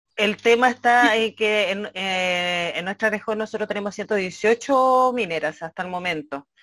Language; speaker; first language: Spanish; native; Spanish